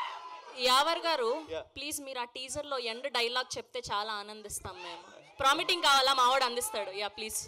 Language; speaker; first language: Telugu; native; Telugu